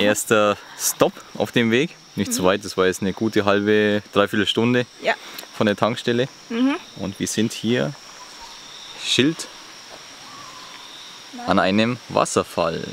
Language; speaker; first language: German; native; German